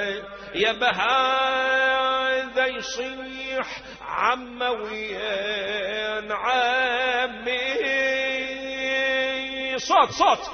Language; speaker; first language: Arabic; native; Arabic